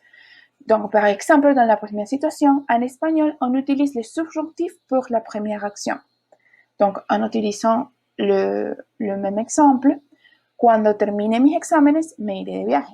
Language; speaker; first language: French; non-native, learner; Spanish